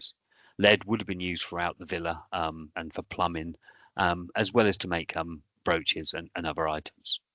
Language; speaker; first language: English; native; English